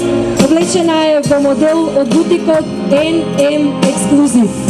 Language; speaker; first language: Macedonian; native; Macedonian